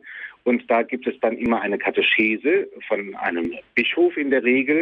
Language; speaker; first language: German; native; German